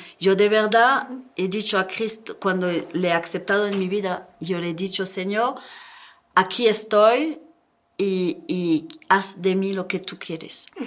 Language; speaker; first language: Spanish; non-native, learner; French